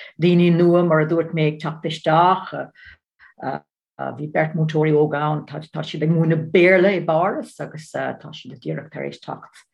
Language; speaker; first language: Irish; non-native, learner; Dutch